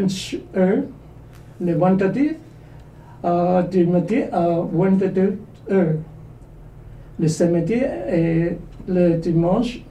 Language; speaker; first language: French; non-native, learner; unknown